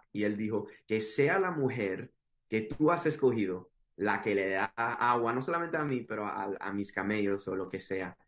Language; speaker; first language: Spanish; early bilingual, heritage; Spanish